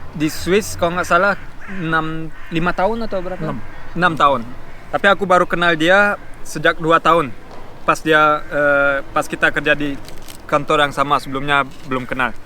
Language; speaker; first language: Indonesian; non-native, fluent; German